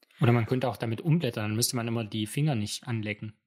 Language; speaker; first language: German; native; German